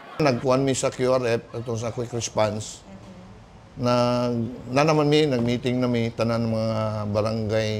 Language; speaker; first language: Cebuano; native; Cebuano